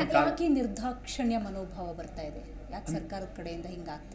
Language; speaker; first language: Kannada; native; Kannada